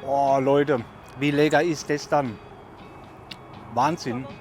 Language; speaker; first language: German; native; German